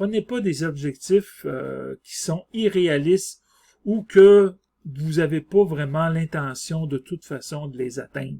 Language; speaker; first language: French; native; French